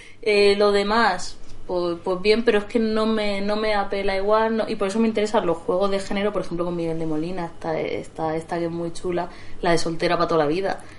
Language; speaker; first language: Spanish; native; Spanish